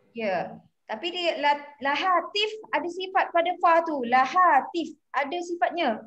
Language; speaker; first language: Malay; native; Malay